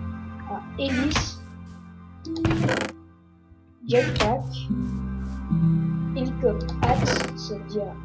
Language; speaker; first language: French; non-native, learner; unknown